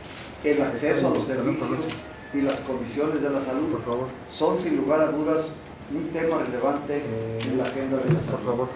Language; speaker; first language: Spanish; native; Spanish